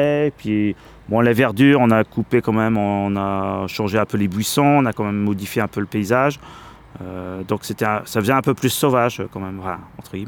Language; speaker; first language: French; native; French